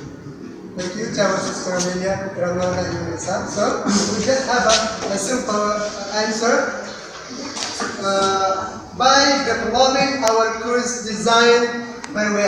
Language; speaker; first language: English; non-native, learner; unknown